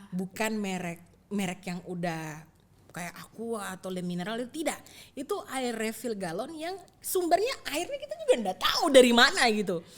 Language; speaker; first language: Indonesian; native; Indonesian